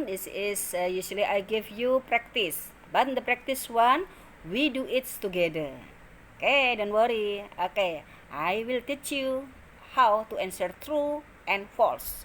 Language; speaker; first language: English; non-native, learner; Indonesian